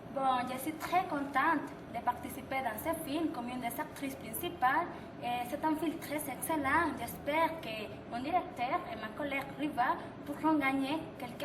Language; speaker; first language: French; non-native, learner; Spanish